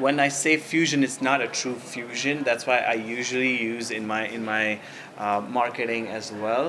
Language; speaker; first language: English; non-native, local second language; Hindi